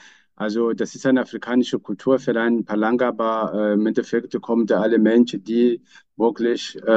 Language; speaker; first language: German; non-native, fluent; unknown